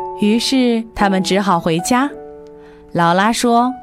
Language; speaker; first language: Chinese; native; Chinese